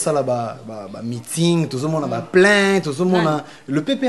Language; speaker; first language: French; non-native, local second language; Lingala